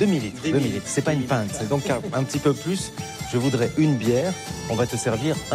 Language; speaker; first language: French; native; French